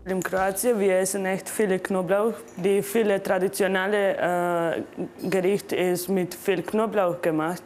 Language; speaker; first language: German; non-native, learner; Croatian